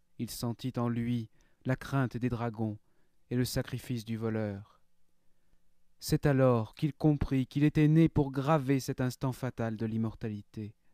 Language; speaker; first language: French; native; French